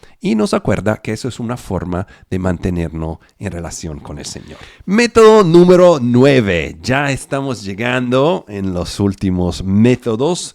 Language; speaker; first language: Spanish; non-native, fluent; Italian